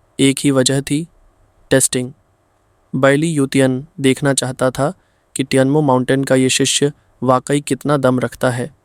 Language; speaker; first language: Hindi; non-native, fluent; Bangla